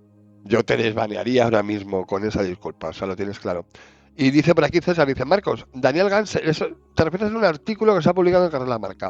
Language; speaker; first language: Spanish; native; Spanish